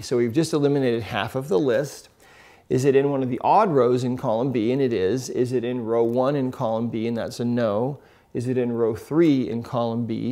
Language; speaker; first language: English; native; English